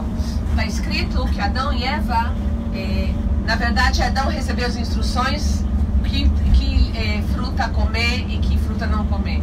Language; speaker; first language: Portuguese; non-native, fluent; Hebrew